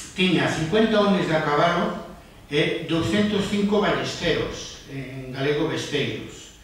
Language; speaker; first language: Spanish; non-native, local second language; Galician